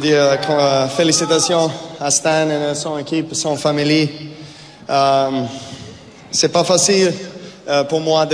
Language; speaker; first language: French; non-native, learner; Serbian